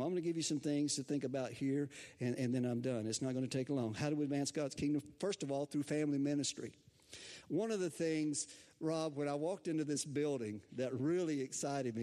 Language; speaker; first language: English; native; English